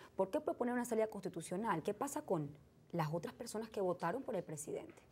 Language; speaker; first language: Spanish; native; Spanish